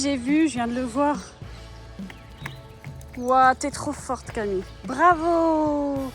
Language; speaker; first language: French; native; French